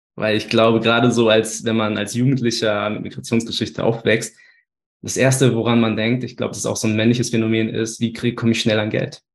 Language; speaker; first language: German; early bilingual, other home language; Turkish